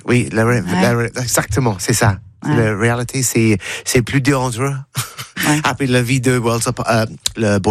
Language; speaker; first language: French; non-native, learner; English